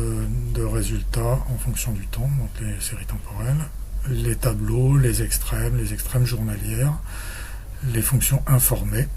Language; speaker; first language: French; native; French